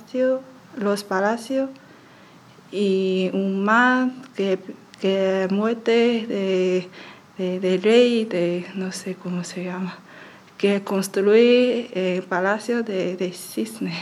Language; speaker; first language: Spanish; non-native, learner; Chinese